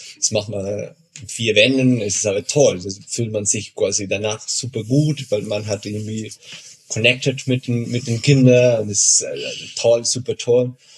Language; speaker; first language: German; non-native, fluent; Spanish